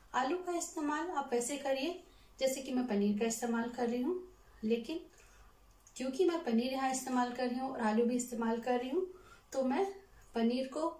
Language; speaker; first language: Hindi; non-native, local second language; Telugu